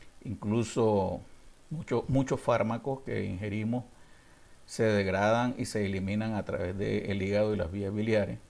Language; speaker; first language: Spanish; native; Spanish